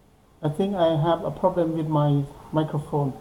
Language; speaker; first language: English; non-native, learner; Thai